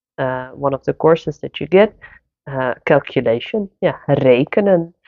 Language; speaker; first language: English; non-native, fluent; Dutch